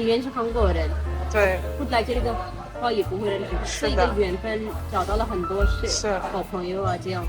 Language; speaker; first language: Chinese; non-native, fluent; Urdu